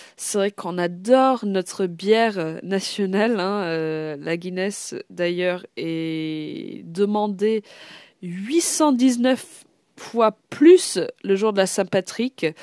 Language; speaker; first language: French; non-native, fluent; English